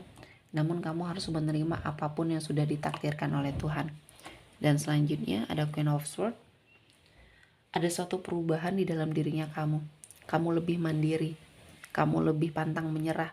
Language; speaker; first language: Indonesian; native; Indonesian